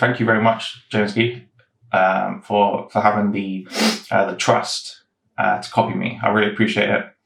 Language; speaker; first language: English; native; English